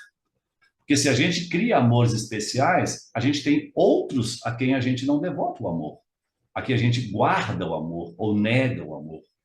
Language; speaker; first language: Portuguese; native; Portuguese